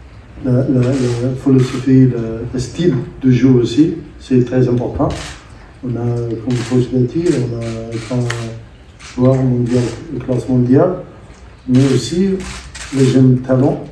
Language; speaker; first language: French; non-native, learner; Arabic